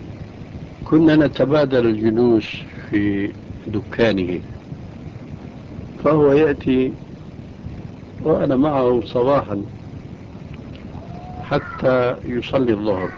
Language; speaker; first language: Arabic; early bilingual, other home language; Albanian